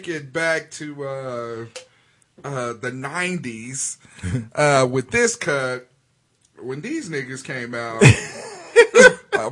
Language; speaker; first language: English; native; English